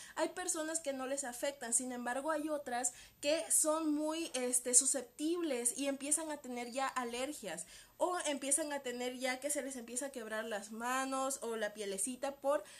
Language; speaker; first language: Spanish; native; Spanish